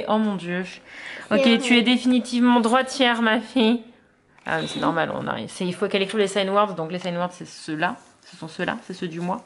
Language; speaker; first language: French; native; French